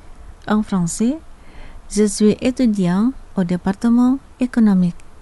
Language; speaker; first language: French; non-native, fluent; Indonesian